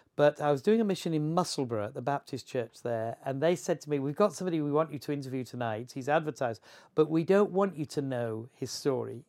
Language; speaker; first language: English; native; English